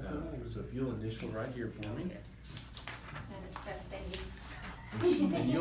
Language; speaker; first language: English; native; English